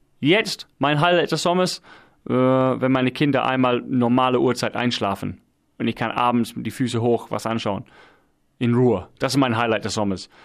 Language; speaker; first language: German; non-native, fluent; English